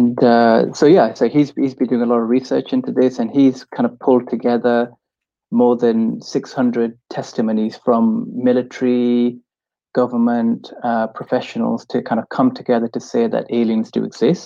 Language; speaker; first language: English; native; English